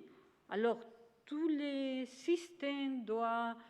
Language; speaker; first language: French; non-native, fluent; Spanish